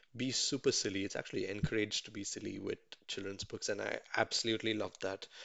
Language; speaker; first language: English; non-native, local second language; Tamil